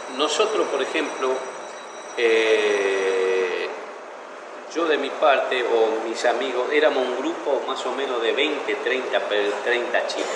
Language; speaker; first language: Spanish; native; Spanish